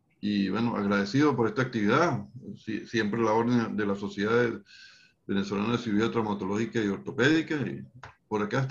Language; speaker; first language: Spanish; native; Spanish